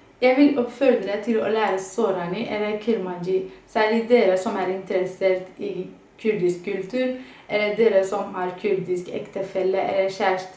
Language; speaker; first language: Norwegian; non-native, fluent; Kurdish